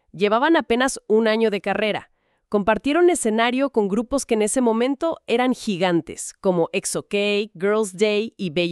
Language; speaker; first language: Spanish; native; Spanish